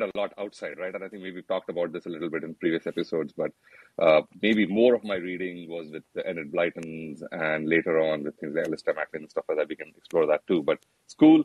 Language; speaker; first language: English; non-native, local second language; Hindi